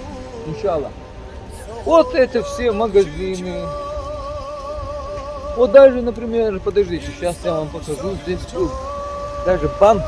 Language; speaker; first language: Russian; non-native, local second language; Chechen